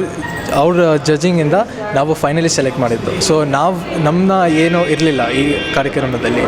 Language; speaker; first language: Kannada; non-native, local second language; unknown